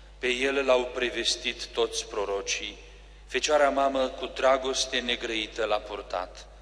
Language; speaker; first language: Romanian; native; Romanian